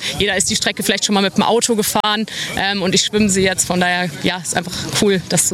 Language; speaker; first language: German; native; German